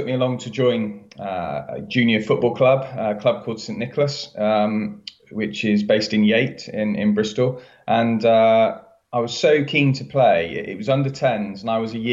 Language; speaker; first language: English; native; English